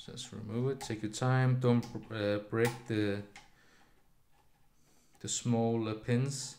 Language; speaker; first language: English; non-native, fluent; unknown